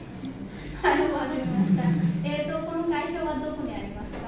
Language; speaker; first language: Japanese; non-native, fluent; Bangla